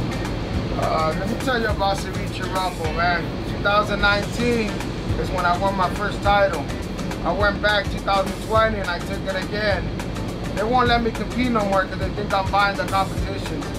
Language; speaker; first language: English; early bilingual, other home language; Spanish